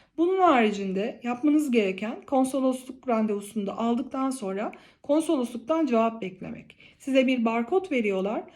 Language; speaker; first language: Turkish; native; Turkish